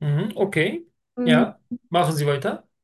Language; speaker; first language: German; non-native, learner; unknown